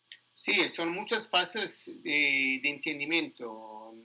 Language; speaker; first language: Spanish; non-native, learner; Italian